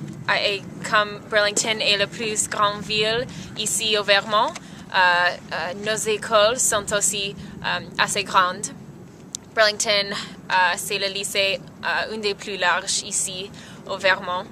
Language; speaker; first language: French; non-native, fluent; English